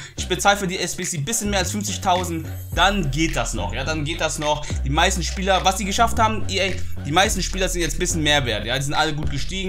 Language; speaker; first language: German; native; German